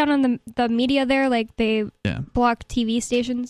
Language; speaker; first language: English; native; English